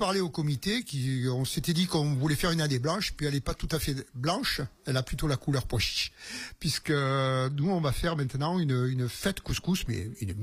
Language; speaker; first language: French; native; French